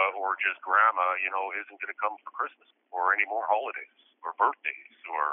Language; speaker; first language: English; native; English